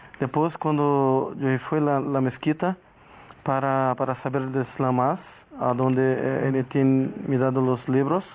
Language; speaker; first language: Spanish; non-native, learner; Portuguese